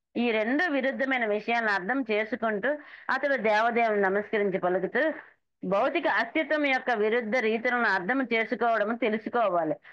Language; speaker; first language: Telugu; native; Telugu